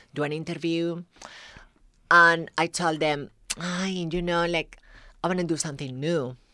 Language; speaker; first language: English; non-native, fluent; Spanish